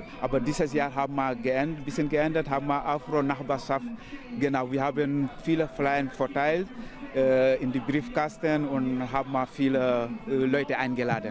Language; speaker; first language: German; non-native, learner; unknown